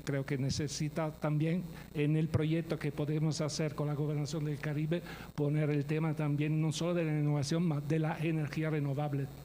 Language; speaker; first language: Spanish; non-native, fluent; Italian